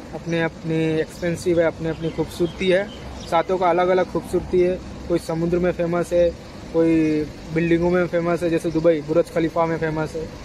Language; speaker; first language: Hindi; non-native, local second language; Gujarati